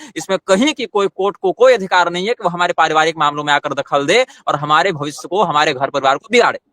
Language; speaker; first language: Hindi; native; Hindi